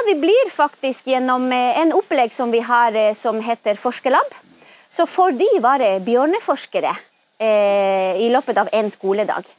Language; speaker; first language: Norwegian; non-native, fluent; Spanish